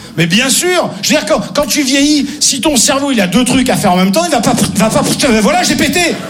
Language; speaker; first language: French; native; French